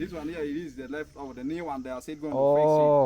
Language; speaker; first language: English; non-native, local second language; Acoli